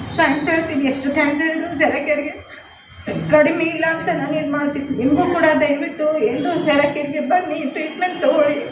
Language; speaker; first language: Kannada; native; Kannada